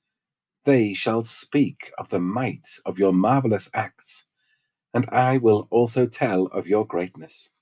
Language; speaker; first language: English; native; English